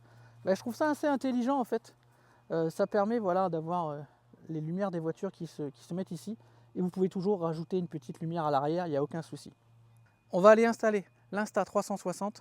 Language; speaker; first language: French; native; French